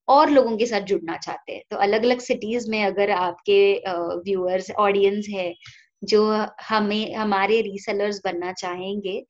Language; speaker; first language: Hindi; non-native, local second language; Marathi